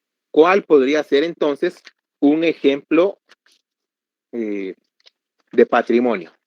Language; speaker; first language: Spanish; native; Spanish